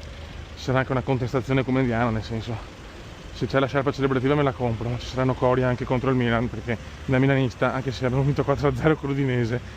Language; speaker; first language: Italian; native; Italian